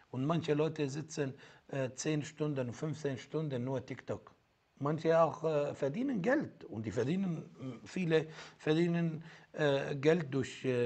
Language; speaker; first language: German; non-native, fluent; Arabic